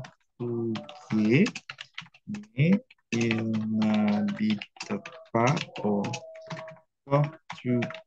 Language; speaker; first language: French; non-native, fluent; Indonesian